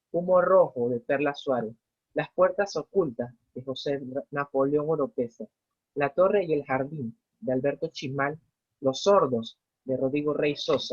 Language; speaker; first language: Spanish; native; Spanish